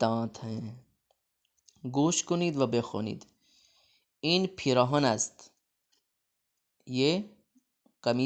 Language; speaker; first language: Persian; non-native, fluent; Urdu